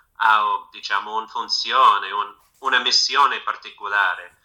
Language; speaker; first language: Italian; non-native, fluent; English